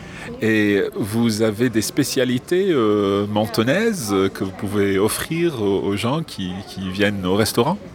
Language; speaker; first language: French; non-native, fluent; English